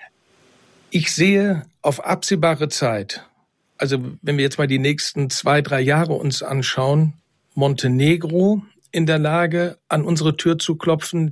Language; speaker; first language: German; native; German